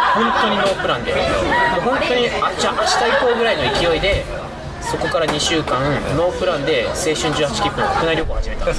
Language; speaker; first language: Japanese; native; Japanese